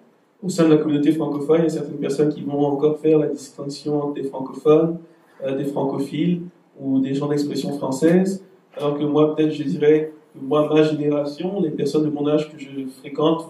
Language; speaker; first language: French; native; French